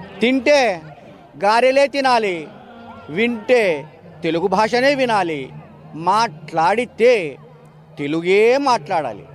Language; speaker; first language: Telugu; native; Telugu